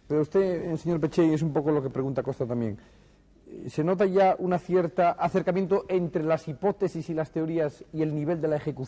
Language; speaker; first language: Spanish; native; Spanish